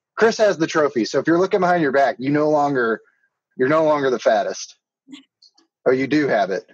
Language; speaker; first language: English; native; English